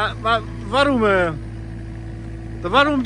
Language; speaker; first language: Dutch; non-native, learner; Polish